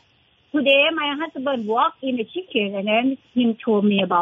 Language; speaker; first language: English; non-native, learner; Thai